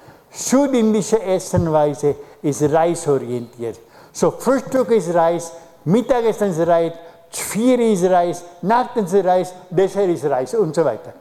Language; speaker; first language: German; non-native, fluent; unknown